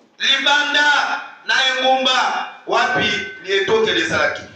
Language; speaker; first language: Lingala; native; Lingala